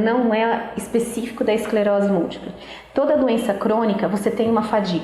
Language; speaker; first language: Portuguese; native; Portuguese